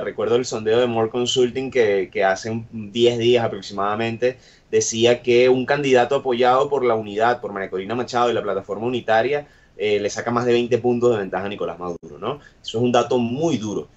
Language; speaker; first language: Spanish; native; Spanish